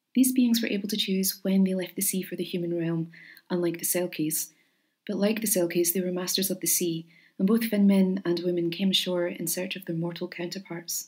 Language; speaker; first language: English; native; English